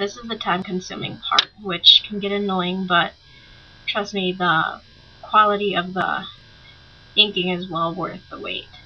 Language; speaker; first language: English; native; English